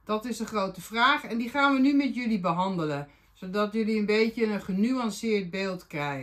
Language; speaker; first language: Dutch; native; Dutch